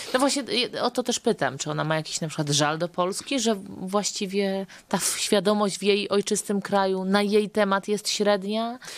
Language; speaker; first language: Polish; native; Polish